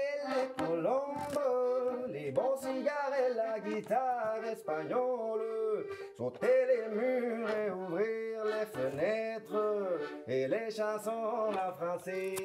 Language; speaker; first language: French; non-native, fluent; Spanish